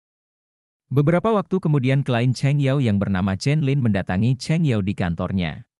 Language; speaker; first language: Indonesian; native; Indonesian